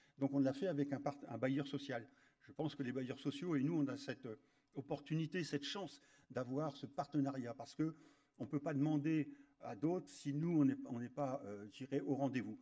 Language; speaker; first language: French; native; French